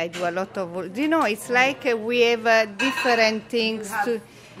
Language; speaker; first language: English; non-native, learner; Italian